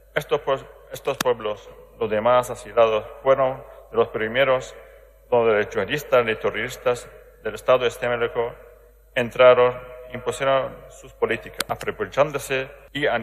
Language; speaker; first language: Spanish; non-native, learner; Arabic